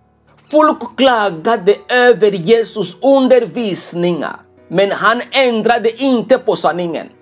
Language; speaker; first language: Swedish; non-native, fluent; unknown